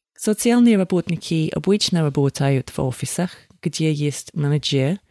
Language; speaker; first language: Russian; non-native, fluent; English